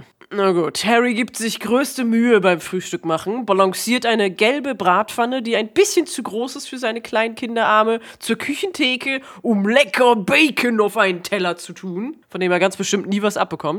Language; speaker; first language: German; native; German